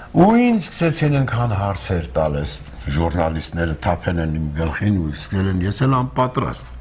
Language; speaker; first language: Armenian; native; Armenian